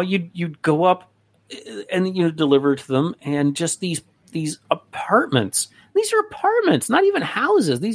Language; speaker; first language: English; native; English